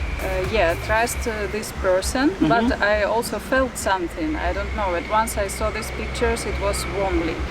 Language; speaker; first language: English; non-native, fluent; Russian